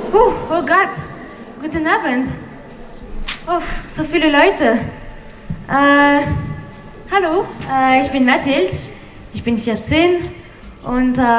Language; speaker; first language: German; non-native, learner; French